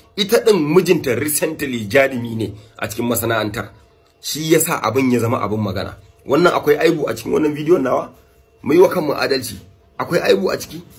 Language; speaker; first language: Hausa; non-native, local second language; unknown